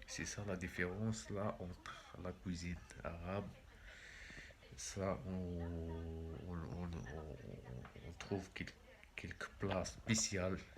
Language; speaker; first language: French; non-native, local second language; Arabic